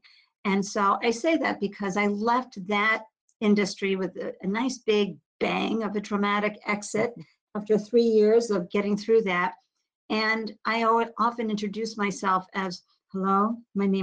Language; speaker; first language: English; native; English